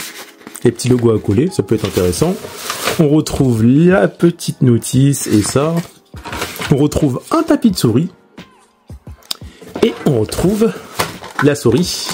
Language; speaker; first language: French; native; French